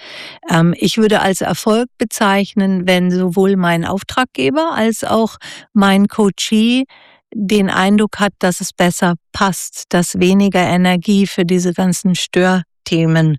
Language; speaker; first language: German; native; German